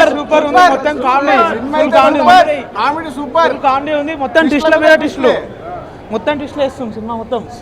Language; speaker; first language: Telugu; native; Telugu